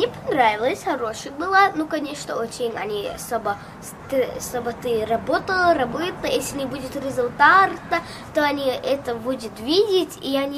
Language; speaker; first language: Russian; early bilingual, heritage; Russian